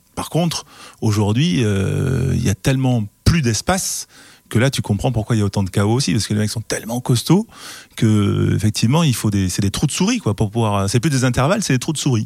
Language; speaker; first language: French; native; French